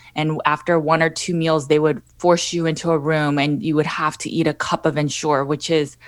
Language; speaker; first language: English; native; English